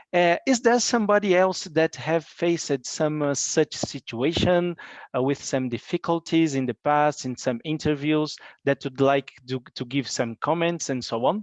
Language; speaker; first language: English; non-native, fluent; Portuguese